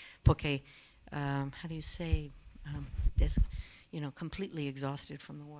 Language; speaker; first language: English; native; English